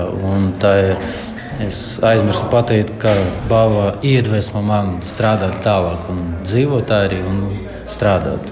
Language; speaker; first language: Latvian; non-native, learner; Russian